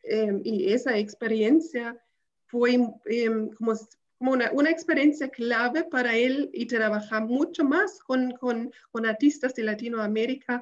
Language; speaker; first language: Spanish; non-native, fluent; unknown